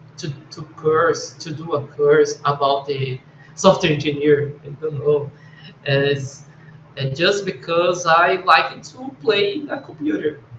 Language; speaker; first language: English; non-native, learner; Portuguese